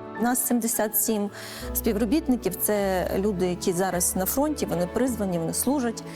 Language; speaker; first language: Ukrainian; native; Ukrainian